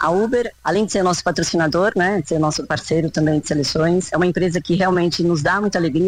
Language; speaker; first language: Portuguese; native; Portuguese